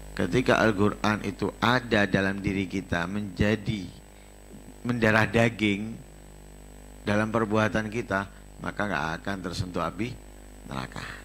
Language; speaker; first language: Indonesian; non-native, local second language; Javanese